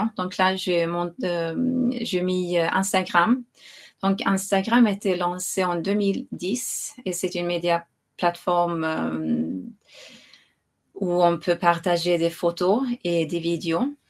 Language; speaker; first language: French; non-native, fluent; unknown